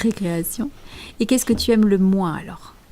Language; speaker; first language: French; native; French